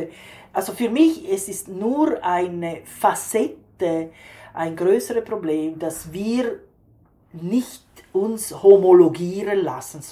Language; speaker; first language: German; non-native, fluent; Italian